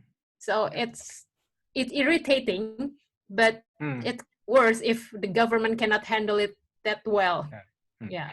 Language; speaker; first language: English; non-native, local second language; Indonesian